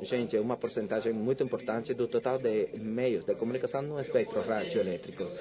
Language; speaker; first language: Portuguese; non-native, fluent; Spanish